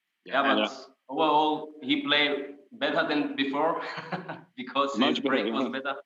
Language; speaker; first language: English; non-native, fluent; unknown